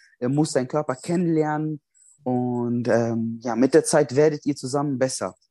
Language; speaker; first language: German; non-native, fluent; Arabic